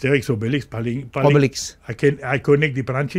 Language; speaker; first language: Indonesian; non-native, fluent; French